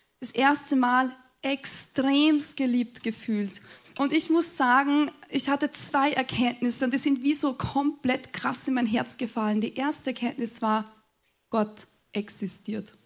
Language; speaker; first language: German; native; German